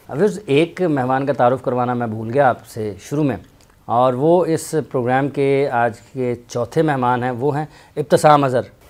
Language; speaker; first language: Urdu; non-native, local second language; Punjabi